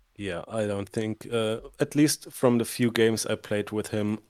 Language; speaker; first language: English; non-native, fluent; German